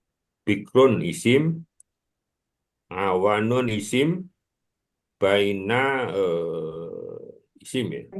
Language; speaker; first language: Arabic; non-native, learner; Indonesian